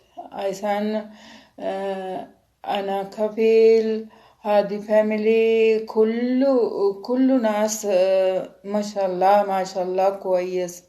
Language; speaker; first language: Arabic; non-native, learner; Sinhala